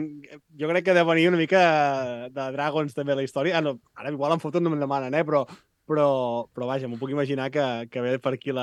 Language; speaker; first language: Catalan; native; Catalan